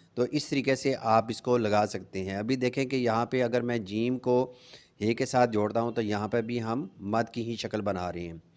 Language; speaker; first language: Urdu; non-native, local second language; Punjabi